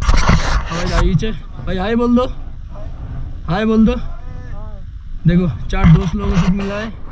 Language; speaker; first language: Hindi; non-native, local second language; Bangla